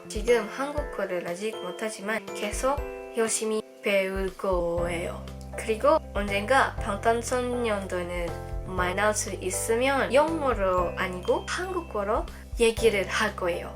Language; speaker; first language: Korean; non-native, learner; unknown